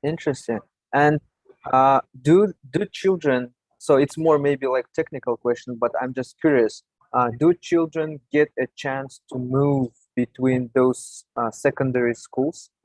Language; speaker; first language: English; non-native, fluent; Russian